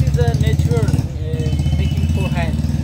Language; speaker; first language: English; non-native, learner; Hindi